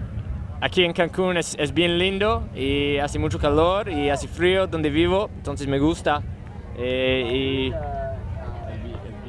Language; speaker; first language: Spanish; non-native, learner; English